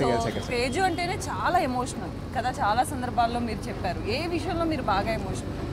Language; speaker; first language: Telugu; native; Telugu